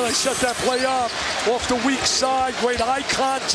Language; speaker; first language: English; native; English